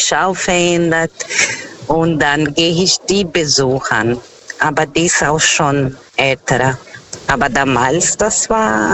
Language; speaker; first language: German; non-native, fluent; Portuguese